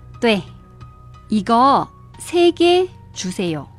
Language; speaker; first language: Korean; non-native, fluent; Chinese